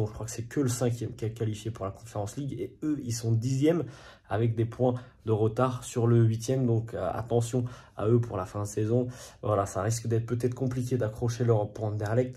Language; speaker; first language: French; native; French